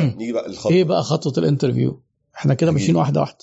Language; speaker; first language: Arabic; native; Arabic